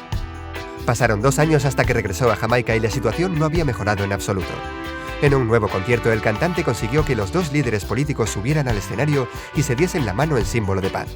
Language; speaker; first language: Spanish; native; Spanish